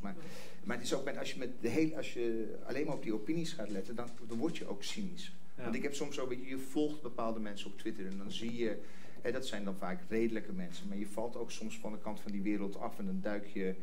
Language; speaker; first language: Dutch; non-native, fluent; English